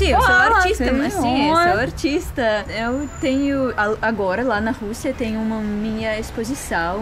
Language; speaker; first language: Portuguese; non-native, learner; Russian